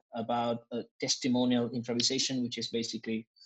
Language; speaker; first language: English; non-native, fluent; Spanish